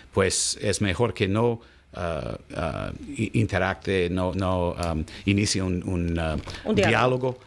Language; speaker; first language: Spanish; non-native, learner; English